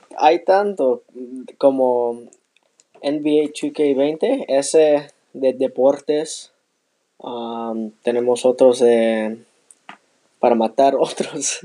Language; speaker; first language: Spanish; non-native, learner; English